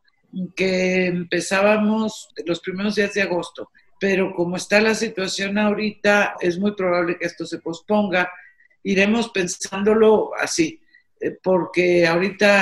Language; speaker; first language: Spanish; native; Spanish